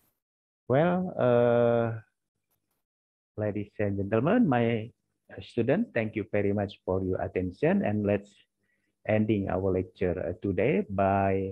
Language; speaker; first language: English; non-native, learner; Indonesian